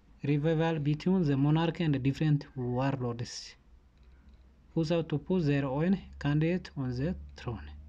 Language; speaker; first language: English; non-native, fluent; Amharic